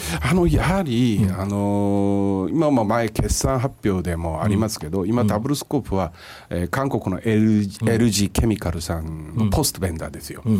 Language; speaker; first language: Japanese; non-native, fluent; Korean